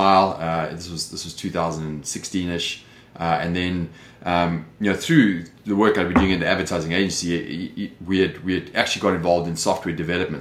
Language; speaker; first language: English; native; English